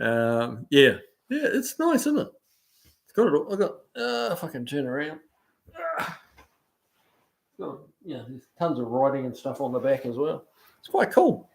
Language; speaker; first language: English; native; English